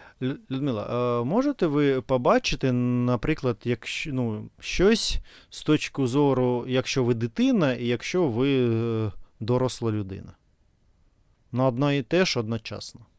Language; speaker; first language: Ukrainian; non-native, fluent; Russian